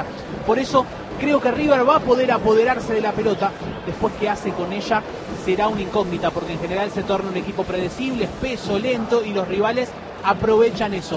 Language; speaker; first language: Spanish; native; Spanish